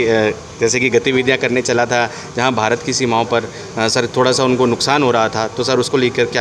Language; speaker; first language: Hindi; native; Hindi